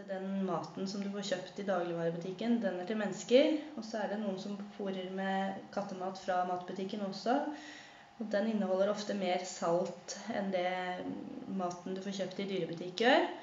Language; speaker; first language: Norwegian; native; Norwegian